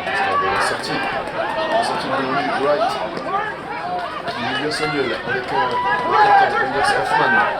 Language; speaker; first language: French; native; French